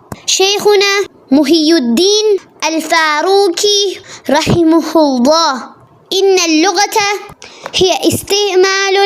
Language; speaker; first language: Arabic; non-native, learner; Malayalam